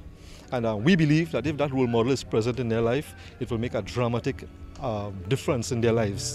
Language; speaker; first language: English; native; English